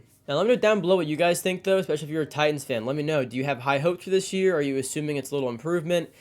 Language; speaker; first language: English; native; English